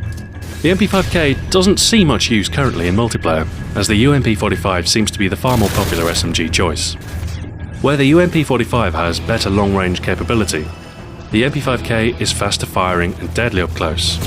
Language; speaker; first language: English; native; English